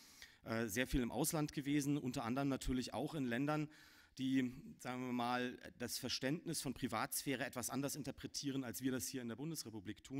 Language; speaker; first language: German; native; German